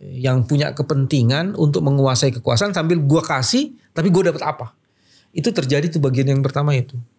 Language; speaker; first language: Indonesian; native; Indonesian